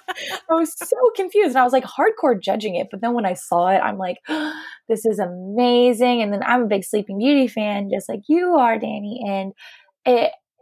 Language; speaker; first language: English; native; English